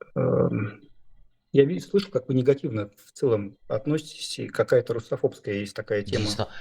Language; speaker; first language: Russian; native; Russian